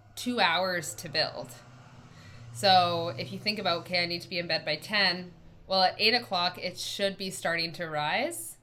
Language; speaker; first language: English; native; English